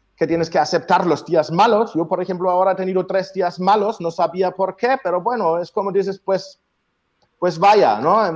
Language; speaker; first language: Spanish; non-native, fluent; German